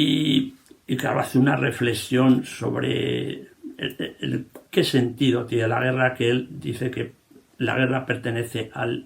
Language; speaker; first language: Spanish; native; Spanish